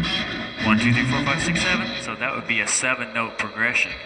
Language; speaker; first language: English; native; English